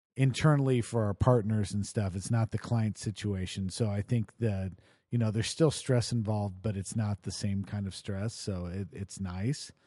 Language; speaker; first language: English; native; English